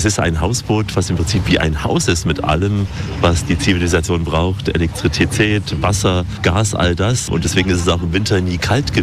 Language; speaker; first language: German; native; German